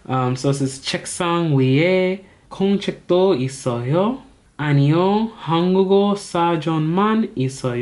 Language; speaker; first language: Korean; non-native, learner; English